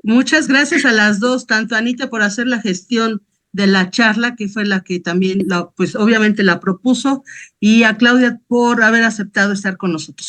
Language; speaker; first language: Spanish; native; Spanish